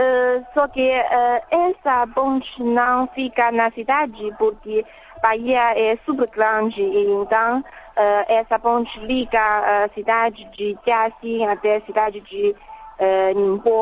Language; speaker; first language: Portuguese; non-native, fluent; Chinese